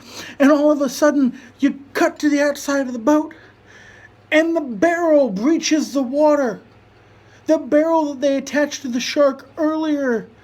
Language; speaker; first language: English; native; English